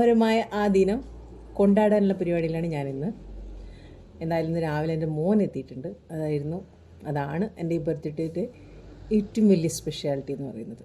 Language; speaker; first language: Malayalam; native; Malayalam